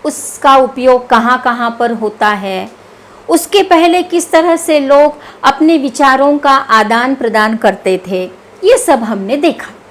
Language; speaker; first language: Hindi; non-native, local second language; Kannada